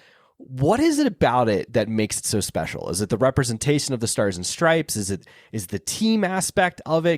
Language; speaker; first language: English; native; English